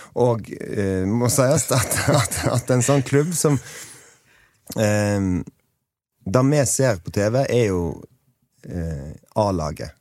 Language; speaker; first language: Norwegian; native; Norwegian